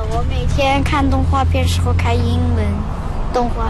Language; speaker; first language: Chinese; non-native, local second language; Uyghur